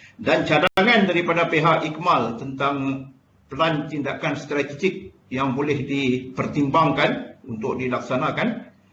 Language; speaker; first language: Malay; native; Malay